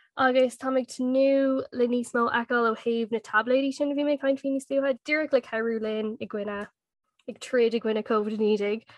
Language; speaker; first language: Irish; native; Irish